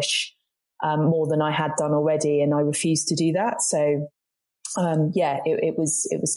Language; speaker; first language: English; native; English